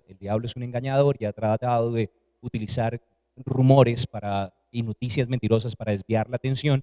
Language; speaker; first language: Spanish; native; Spanish